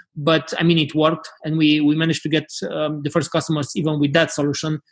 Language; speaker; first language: English; non-native, fluent; Romanian